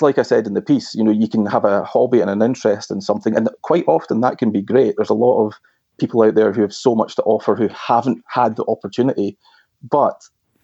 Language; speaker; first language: English; native; English